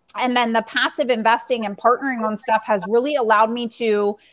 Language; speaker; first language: English; native; English